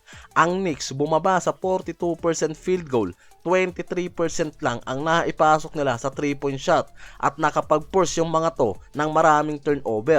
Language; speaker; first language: Filipino; native; Filipino